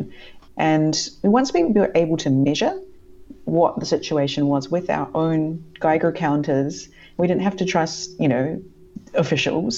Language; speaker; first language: English; native; English